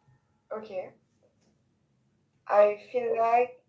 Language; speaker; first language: English; non-native, learner; French